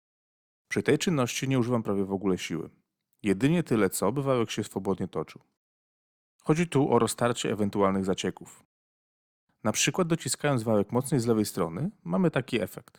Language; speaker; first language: Polish; native; Polish